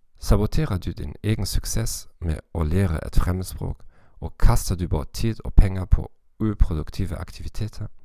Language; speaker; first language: Norwegian; non-native, learner; German